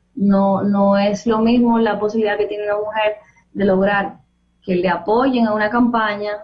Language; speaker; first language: Spanish; native; Spanish